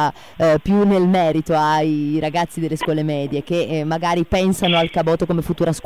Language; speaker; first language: Italian; native; Italian